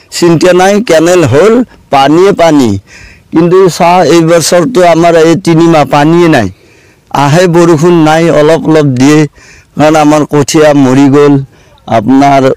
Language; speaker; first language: Assamese; native; Assamese